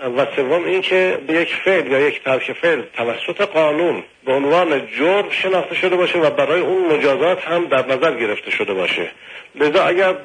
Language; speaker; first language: Persian; native; Persian